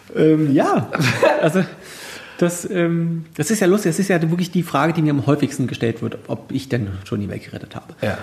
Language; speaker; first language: German; native; German